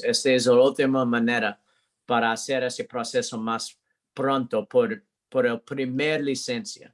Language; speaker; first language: Spanish; non-native, learner; English